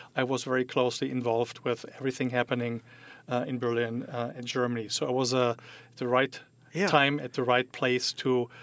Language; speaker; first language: English; non-native, fluent; German